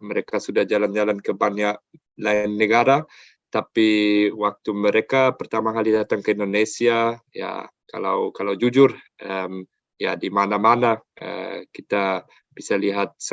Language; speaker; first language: Indonesian; non-native, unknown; German